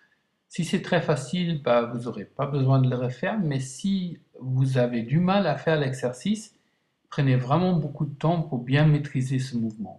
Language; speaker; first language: French; non-native, fluent; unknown